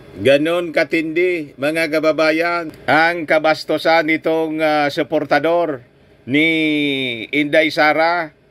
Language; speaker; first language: Filipino; native; Filipino